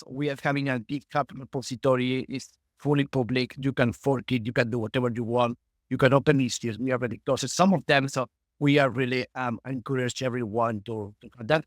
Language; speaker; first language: English; non-native, fluent; Spanish